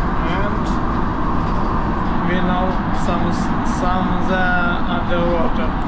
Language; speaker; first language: English; non-native, learner; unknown